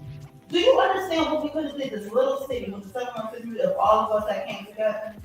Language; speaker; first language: English; native; English